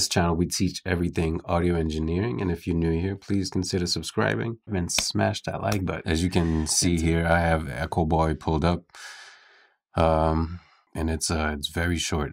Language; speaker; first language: English; native; English